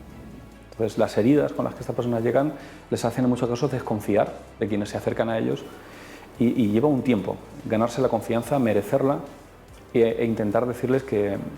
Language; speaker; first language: Spanish; native; Spanish